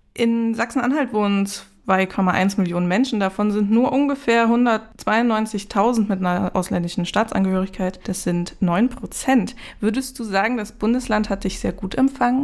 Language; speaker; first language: German; native; German